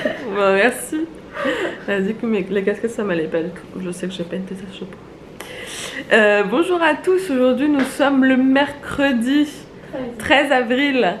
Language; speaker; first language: French; native; French